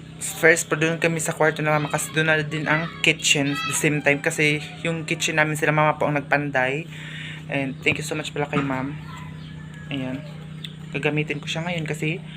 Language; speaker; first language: Filipino; non-native, local second language; Cebuano